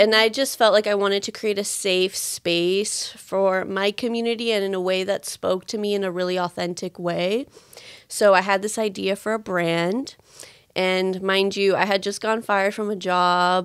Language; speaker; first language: English; early bilingual, other home language; Spanish